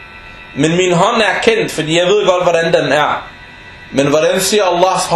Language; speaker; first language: Danish; non-native, fluent; Arabic